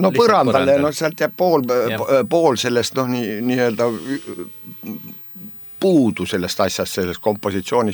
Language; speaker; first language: Estonian; native; Estonian